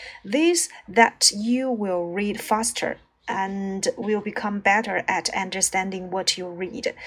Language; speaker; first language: English; non-native, fluent; Chinese